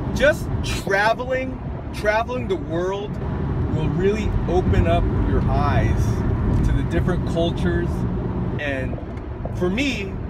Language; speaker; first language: English; native; English